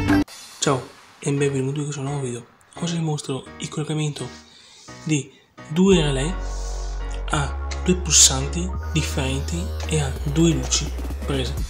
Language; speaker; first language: Italian; native; Italian